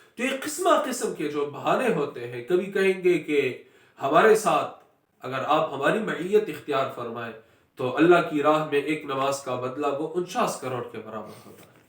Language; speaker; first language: Urdu; non-native, local second language; Pashto